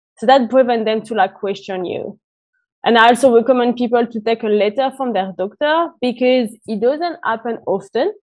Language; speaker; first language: English; non-native, fluent; French